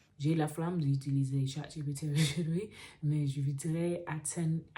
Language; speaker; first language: French; non-native, learner; English